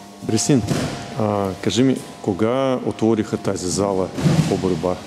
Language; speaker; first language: Bulgarian; non-native, learner; Russian